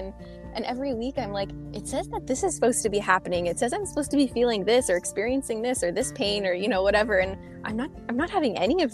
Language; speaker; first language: English; native; English